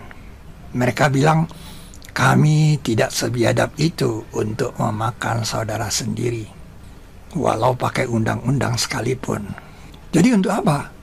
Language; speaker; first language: Indonesian; native; Indonesian